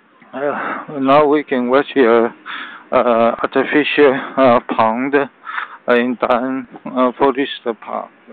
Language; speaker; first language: English; non-native, learner; Chinese